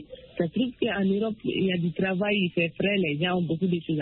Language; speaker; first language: French; non-native, local second language; Bambara